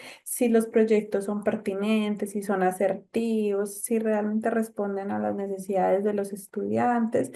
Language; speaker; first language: Spanish; native; Spanish